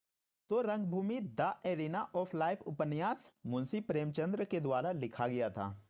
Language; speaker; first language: Hindi; native; Hindi